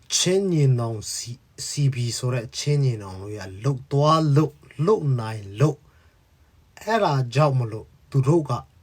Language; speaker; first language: Burmese; non-native, local second language; Hakha Chin